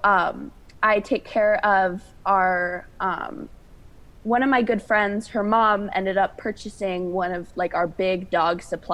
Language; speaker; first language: English; native; English